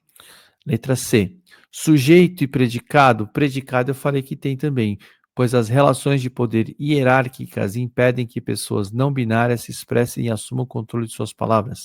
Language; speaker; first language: Portuguese; native; Portuguese